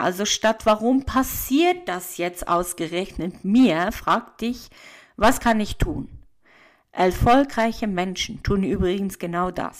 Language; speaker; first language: German; native; German